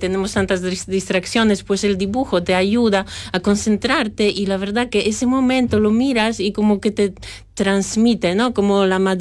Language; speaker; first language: Spanish; non-native, fluent; Polish